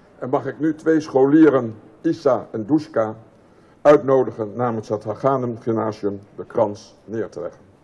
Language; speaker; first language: Dutch; native; Dutch